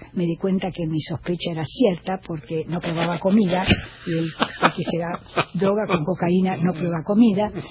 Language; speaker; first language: Spanish; native; Spanish